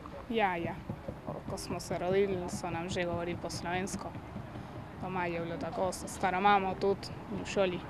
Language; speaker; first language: Slovenian; early bilingual, heritage; Slovenian